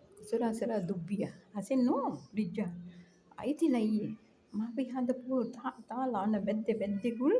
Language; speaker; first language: Arabic; non-native, learner; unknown